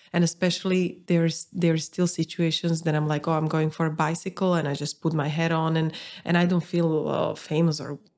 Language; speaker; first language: English; non-native, fluent; Slovak